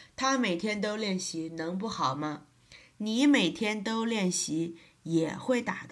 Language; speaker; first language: Chinese; non-native, learner; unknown